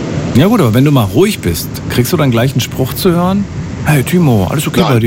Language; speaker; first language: German; native; German